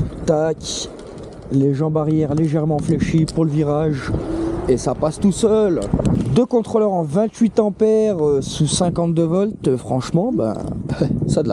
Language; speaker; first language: French; native; French